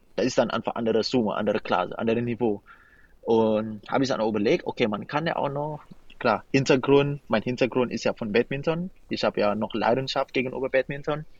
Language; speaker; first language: German; non-native, fluent; Indonesian